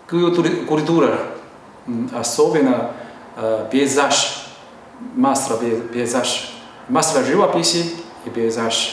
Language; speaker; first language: Russian; non-native, learner; Chinese